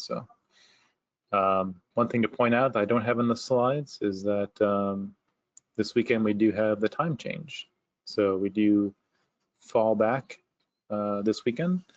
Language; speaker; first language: English; native; English